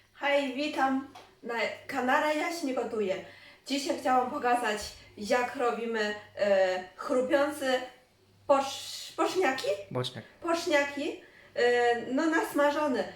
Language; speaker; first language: Polish; non-native, learner; Chinese